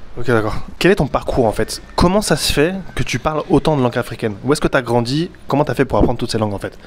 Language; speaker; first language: French; native; French